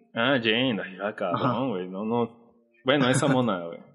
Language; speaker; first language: Spanish; native; Spanish